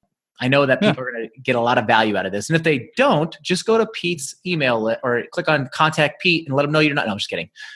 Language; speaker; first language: English; native; English